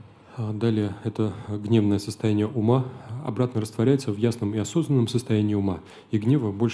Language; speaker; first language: Russian; native; Russian